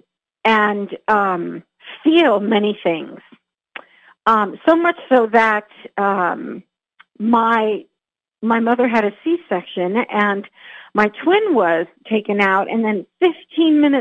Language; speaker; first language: English; native; English